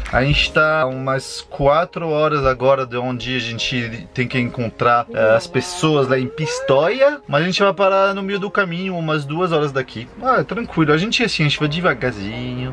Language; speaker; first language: Portuguese; non-native, fluent; French